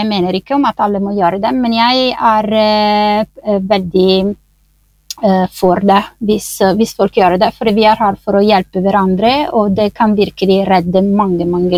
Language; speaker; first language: Norwegian; non-native, fluent; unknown